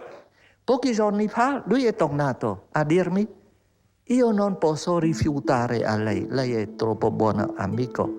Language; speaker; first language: Italian; non-native, fluent; Vietnamese